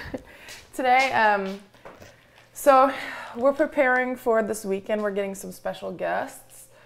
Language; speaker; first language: English; non-native, fluent; Norwegian